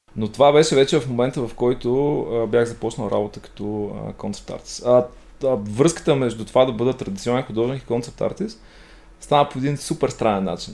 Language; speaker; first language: Bulgarian; native; Bulgarian